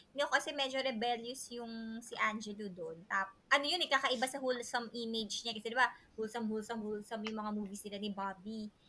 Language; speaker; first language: Filipino; native; Filipino